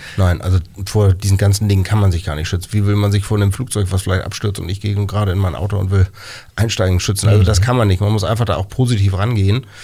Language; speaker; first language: German; native; German